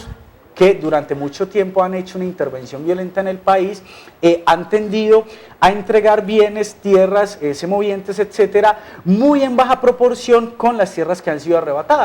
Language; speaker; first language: Spanish; native; Spanish